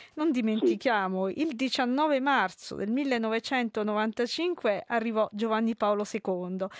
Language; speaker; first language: Italian; native; Italian